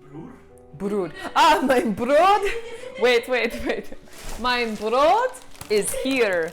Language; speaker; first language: Dutch; non-native, learner; English